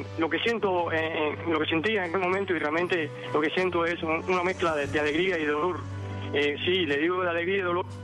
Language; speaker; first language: Spanish; native; Spanish